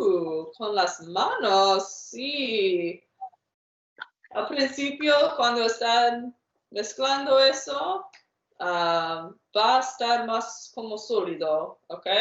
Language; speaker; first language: Spanish; non-native, fluent; English